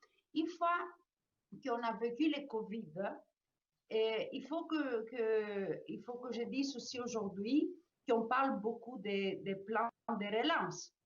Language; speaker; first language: French; non-native, fluent; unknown